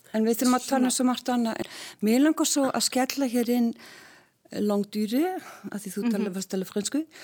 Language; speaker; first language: Icelandic; native; Icelandic